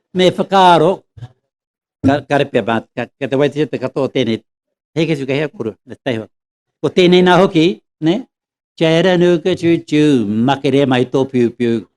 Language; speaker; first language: Māori; native; Māori